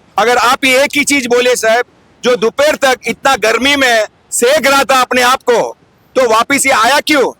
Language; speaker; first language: Hindi; non-native, local second language; Tamil